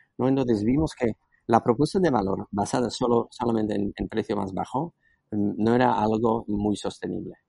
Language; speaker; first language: Spanish; non-native, fluent; Slovak